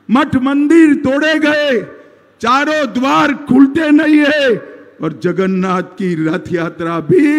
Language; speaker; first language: Hindi; non-native, local second language; Gujarati